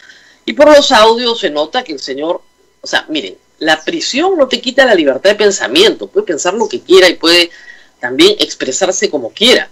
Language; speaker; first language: Spanish; native; Spanish